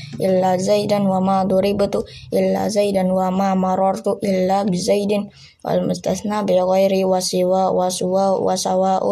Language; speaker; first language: Arabic; non-native, learner; Indonesian